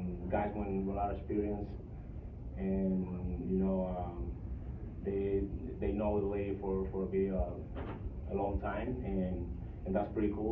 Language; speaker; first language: English; non-native, fluent; Spanish